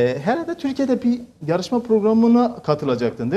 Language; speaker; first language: Turkish; native; Turkish